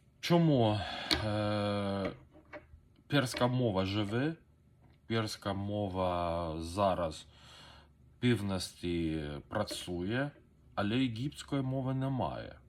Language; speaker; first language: Ukrainian; non-native, learner; Persian